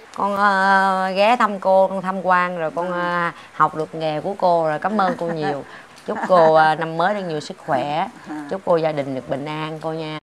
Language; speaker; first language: Vietnamese; native; Vietnamese